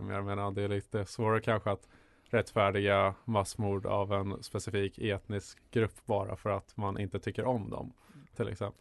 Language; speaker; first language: Swedish; native; Swedish